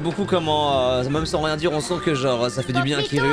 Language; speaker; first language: French; native; French